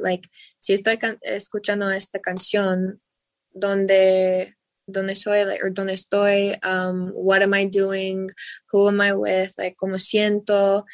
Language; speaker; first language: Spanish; non-native, learner; English